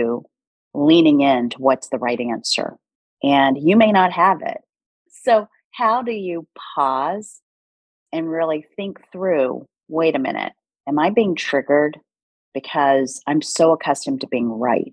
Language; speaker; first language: English; early bilingual, other home language; Korean